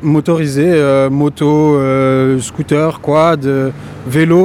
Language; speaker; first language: French; native; French